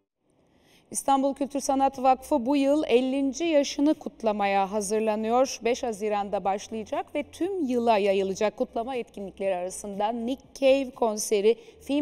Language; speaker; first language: Turkish; native; Turkish